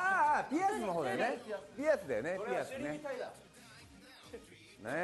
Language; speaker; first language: Japanese; native; Japanese